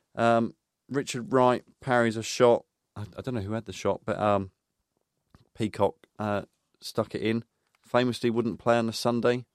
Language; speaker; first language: English; native; English